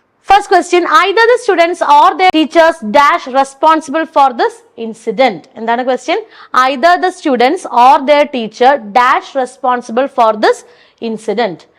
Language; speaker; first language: English; non-native, local second language; Malayalam